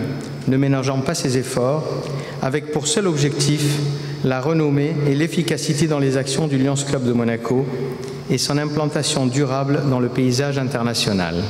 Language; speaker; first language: French; native; French